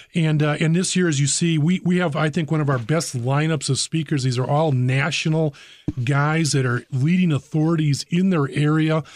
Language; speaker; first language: English; native; English